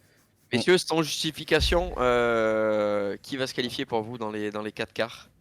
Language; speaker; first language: French; native; French